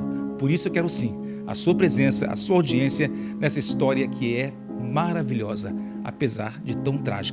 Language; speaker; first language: Portuguese; native; Portuguese